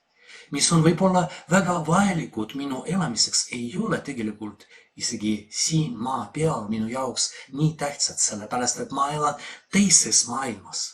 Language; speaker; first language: Estonian; non-native, fluent; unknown